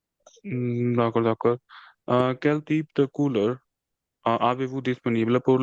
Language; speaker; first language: French; non-native, learner; Punjabi